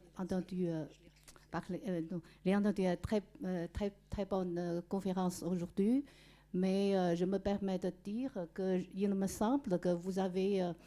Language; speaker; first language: French; non-native, fluent; Chinese